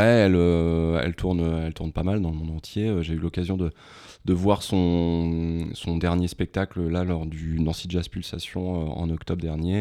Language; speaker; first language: French; native; French